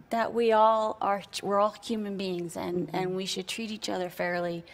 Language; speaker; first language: English; native; English